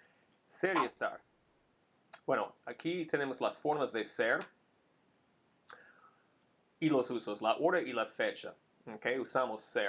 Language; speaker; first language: Spanish; non-native, fluent; English